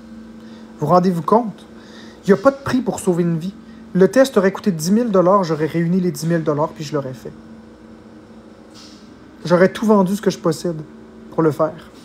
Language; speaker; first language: French; native; French